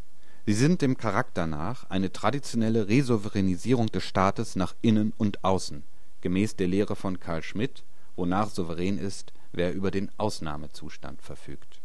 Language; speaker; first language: German; native; German